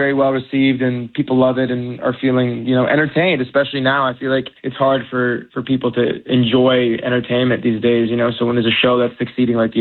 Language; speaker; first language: English; non-native, local second language; Persian